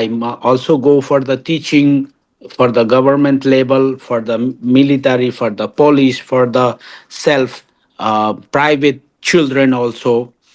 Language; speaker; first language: English; non-native, learner; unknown